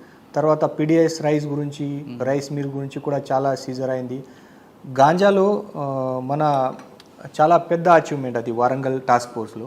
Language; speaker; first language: Telugu; non-native, fluent; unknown